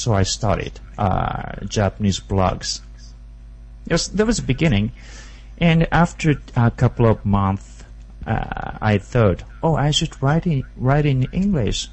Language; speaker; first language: English; non-native, learner; Japanese